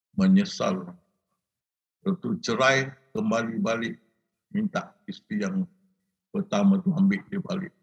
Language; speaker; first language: Malay; native; Malay